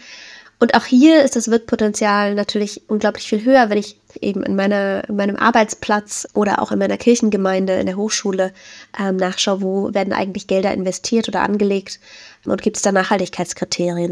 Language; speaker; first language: German; native; German